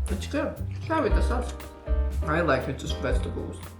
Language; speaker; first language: English; non-native, fluent; Korean